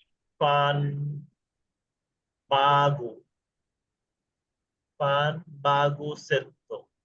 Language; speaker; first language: Japanese; non-native, fluent; Bangla